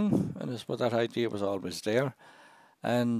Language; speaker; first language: English; native; English